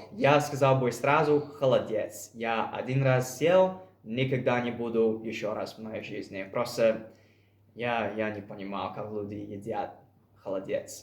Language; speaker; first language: Russian; non-native, fluent; English